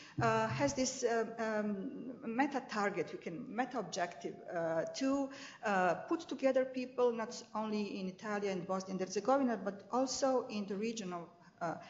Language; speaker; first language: English; non-native, fluent; Bosnian